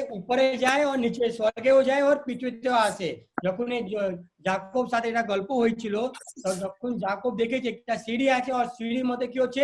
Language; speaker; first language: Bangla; non-native, local second language; Hindi